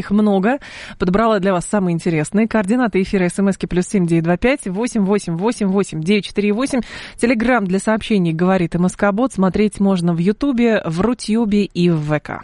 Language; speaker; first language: Russian; native; Russian